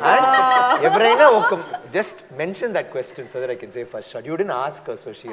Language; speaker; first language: Telugu; non-native, local second language; Tamil